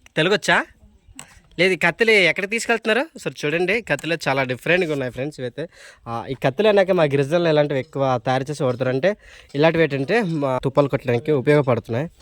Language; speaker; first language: Telugu; non-native, local second language; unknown